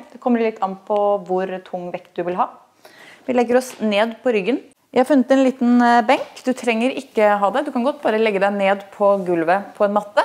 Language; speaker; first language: Norwegian; native; Norwegian